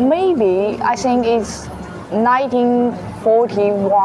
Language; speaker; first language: English; non-native, learner; Chinese